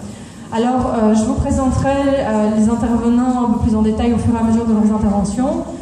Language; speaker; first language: French; native; French